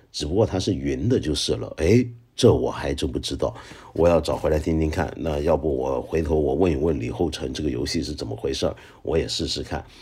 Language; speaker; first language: Chinese; non-native, local second language; Cantonese